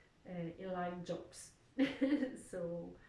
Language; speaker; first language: English; non-native, learner; French